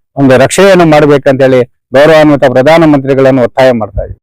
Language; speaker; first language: Kannada; native; Kannada